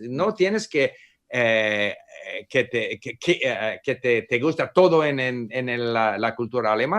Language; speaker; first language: Spanish; non-native, fluent; English